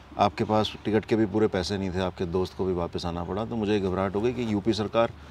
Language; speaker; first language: Hindi; native; Hindi